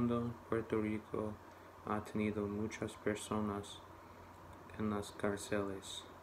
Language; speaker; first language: Spanish; non-native, learner; English